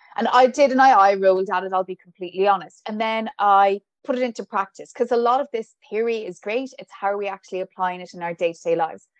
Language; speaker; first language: English; native; English